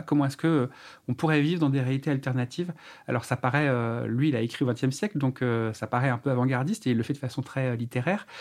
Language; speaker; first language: French; native; French